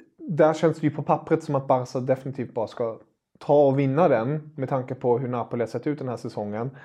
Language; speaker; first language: Swedish; non-native, fluent; German